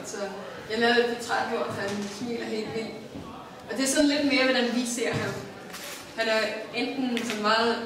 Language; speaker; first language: Danish; non-native, fluent; English